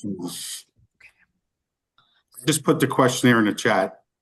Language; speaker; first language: English; native; English